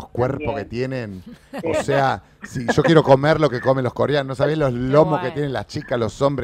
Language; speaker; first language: Spanish; native; Spanish